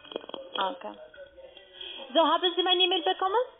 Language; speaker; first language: German; non-native, learner; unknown